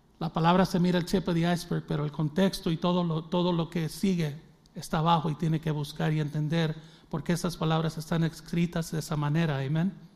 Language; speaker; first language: Spanish; early bilingual, heritage; Spanish